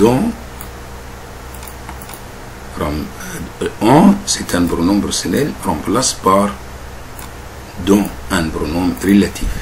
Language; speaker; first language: French; non-native, fluent; Arabic